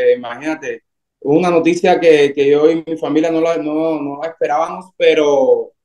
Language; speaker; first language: Spanish; native; Spanish